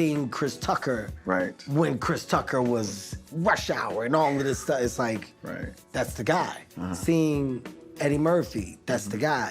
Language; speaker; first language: English; native; English